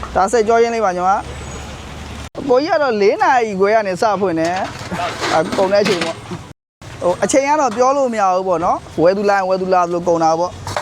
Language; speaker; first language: Burmese; native; Burmese